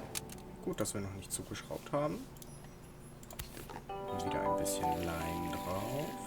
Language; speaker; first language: German; native; German